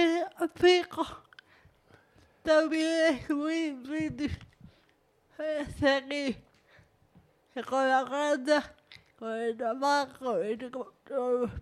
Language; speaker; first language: Spanish; non-native, learner; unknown